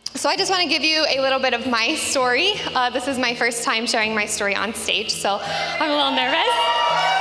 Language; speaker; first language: English; native; English